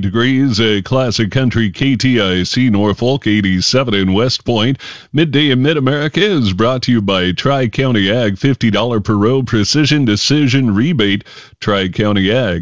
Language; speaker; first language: English; native; English